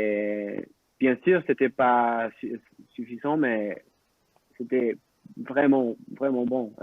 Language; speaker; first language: French; non-native, local second language; Spanish